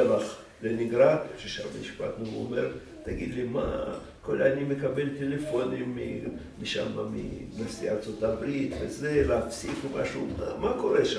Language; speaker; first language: Hebrew; non-native, fluent; Russian